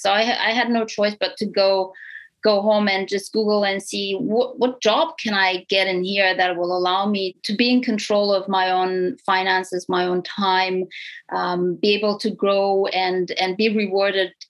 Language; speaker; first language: English; non-native, fluent; Romanian